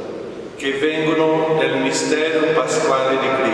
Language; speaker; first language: Italian; non-native, fluent; Portuguese